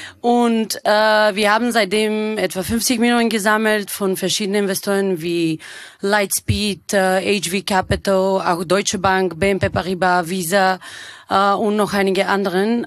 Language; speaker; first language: German; non-native, fluent; Bulgarian